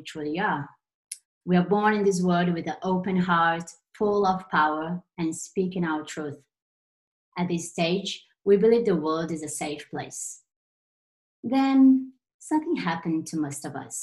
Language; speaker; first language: English; non-native, fluent; Portuguese